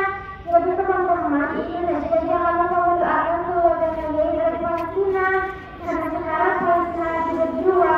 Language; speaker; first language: Indonesian; early bilingual, other home language; Arabic